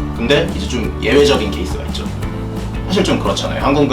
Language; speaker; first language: Korean; native; Korean